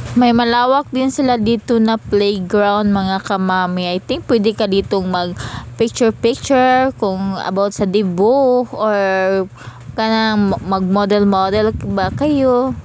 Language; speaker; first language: Filipino; non-native, local second language; Cebuano